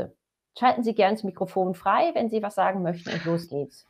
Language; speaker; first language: German; native; German